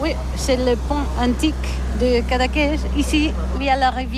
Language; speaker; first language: French; non-native, learner; Catalan